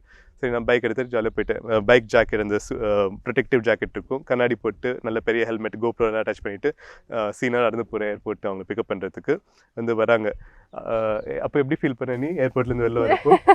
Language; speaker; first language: Tamil; native; Tamil